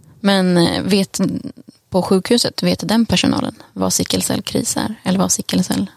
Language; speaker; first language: Swedish; native; Swedish